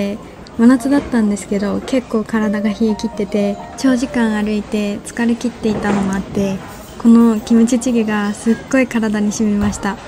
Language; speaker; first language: Japanese; native; Japanese